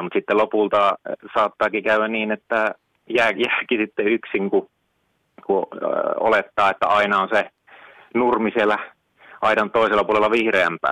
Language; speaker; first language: Finnish; native; Finnish